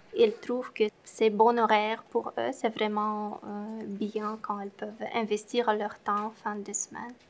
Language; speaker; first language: French; non-native, fluent; Romanian